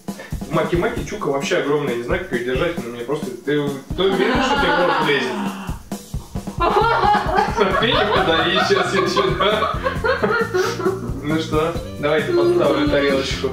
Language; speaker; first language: Russian; native; Russian